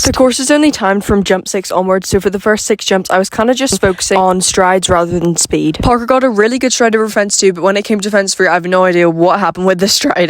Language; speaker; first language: English; native; English